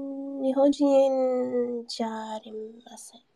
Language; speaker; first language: Japanese; non-native, learner; English